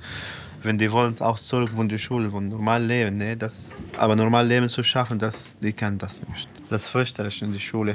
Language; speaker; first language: German; non-native, fluent; Arabic